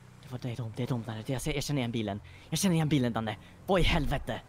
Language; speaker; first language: Swedish; native; Swedish